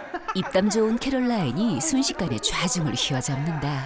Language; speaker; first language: Korean; native; Korean